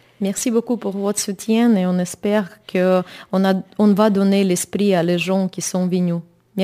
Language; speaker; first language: French; non-native, learner; Ukrainian